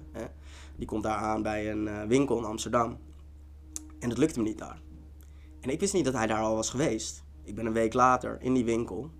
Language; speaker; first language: Dutch; early bilingual, other home language; Tigrinya